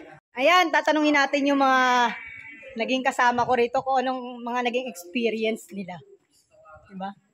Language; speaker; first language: Filipino; native; Filipino